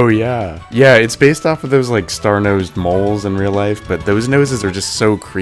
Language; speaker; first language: English; native; English